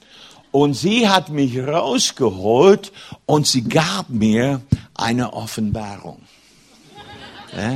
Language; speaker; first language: German; non-native, fluent; English